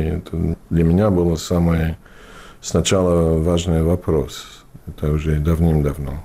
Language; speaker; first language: Russian; non-native, fluent; English